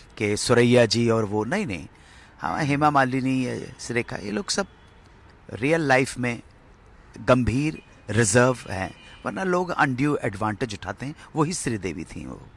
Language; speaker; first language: Hindi; native; Hindi